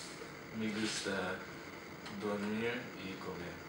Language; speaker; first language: Spanish; non-native, learner; English